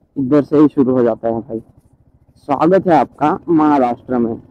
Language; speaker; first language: Hindi; non-native, local second language; Marathi